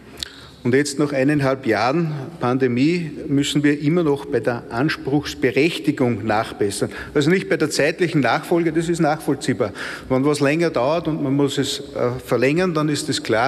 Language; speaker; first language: German; native; German